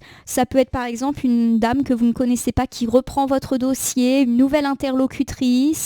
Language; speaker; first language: French; native; French